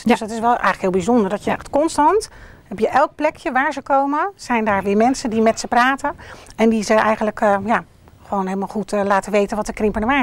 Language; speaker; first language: Dutch; native; Dutch